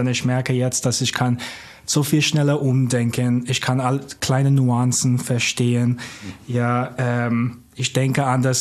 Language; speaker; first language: German; non-native, fluent; English